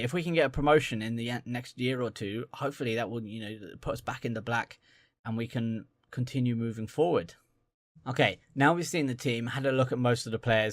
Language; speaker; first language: English; native; English